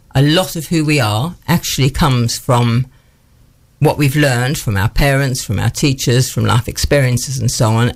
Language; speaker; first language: English; native; English